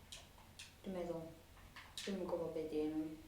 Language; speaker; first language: Welsh; native; Welsh